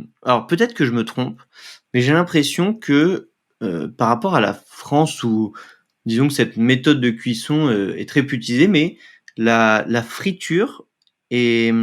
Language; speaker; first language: French; native; French